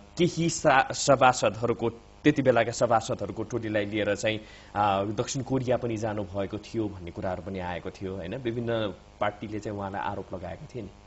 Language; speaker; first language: Nepali; native; Nepali